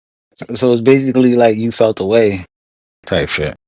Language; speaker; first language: English; native; English